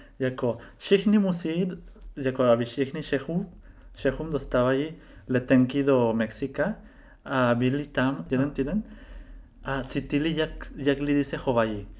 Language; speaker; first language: Czech; non-native, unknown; Spanish